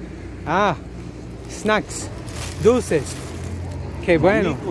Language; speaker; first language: Spanish; non-native, learner; English